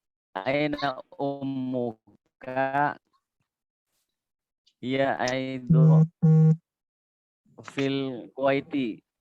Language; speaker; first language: Arabic; non-native, learner; Indonesian